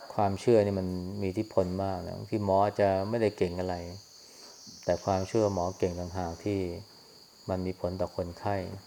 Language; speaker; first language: Thai; native; Thai